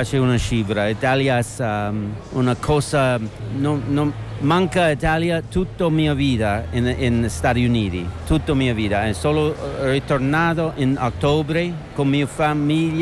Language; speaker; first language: Italian; non-native, learner; English